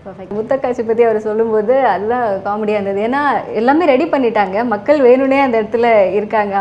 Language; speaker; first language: Tamil; native; Tamil